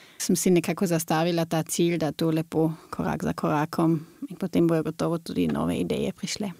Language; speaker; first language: Slovenian; native; Slovenian